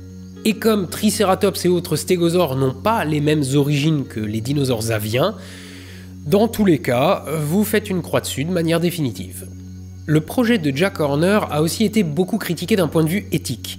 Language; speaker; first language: French; native; French